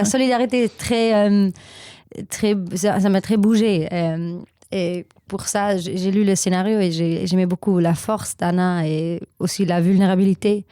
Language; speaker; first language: French; non-native, learner; German